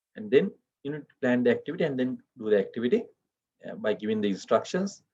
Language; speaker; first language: English; non-native, local second language; Sinhala